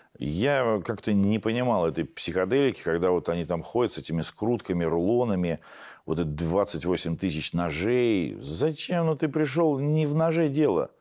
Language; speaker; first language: Russian; native; Russian